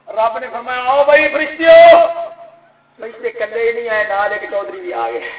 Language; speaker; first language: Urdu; non-native, local second language; Punjabi